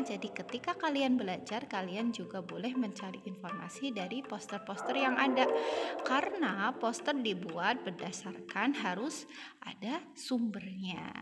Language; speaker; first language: Indonesian; native; Indonesian